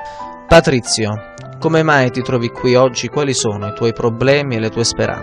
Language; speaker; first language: Italian; native; Italian